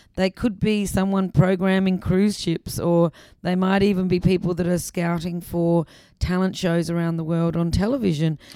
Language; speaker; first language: English; native; English